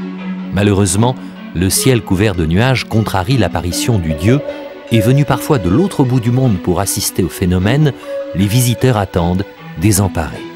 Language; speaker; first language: French; native; French